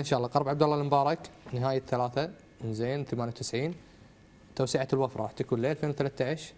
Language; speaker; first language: Arabic; native; Arabic